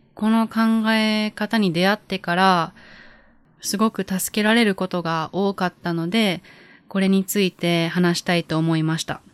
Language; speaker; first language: Japanese; native; Japanese